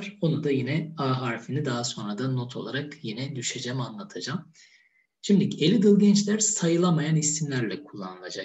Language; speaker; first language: Turkish; native; Turkish